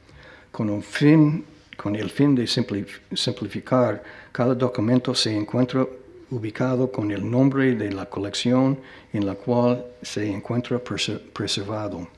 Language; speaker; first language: Spanish; non-native, fluent; English